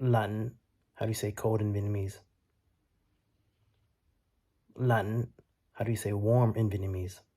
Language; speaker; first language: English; early bilingual, other home language; Vietnamese